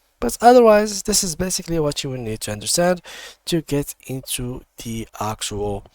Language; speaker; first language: English; non-native, fluent; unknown